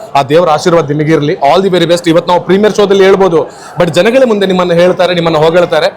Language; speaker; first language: Kannada; non-native, local second language; Tulu